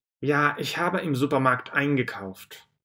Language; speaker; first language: German; non-native, fluent; Russian